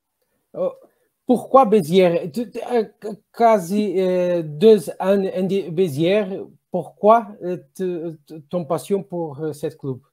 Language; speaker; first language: French; non-native, learner; Portuguese